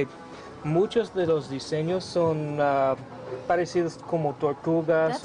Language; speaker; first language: Spanish; non-native, learner; English